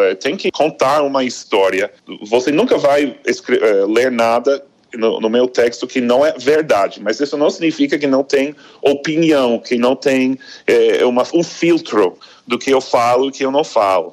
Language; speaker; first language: Portuguese; non-native, fluent; English